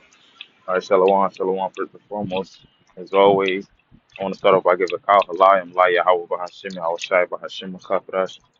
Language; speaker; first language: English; native; English